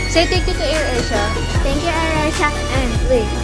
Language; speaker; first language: English; non-native, local second language; Cebuano